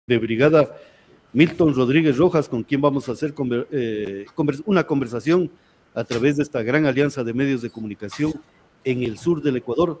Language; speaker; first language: Spanish; native; Spanish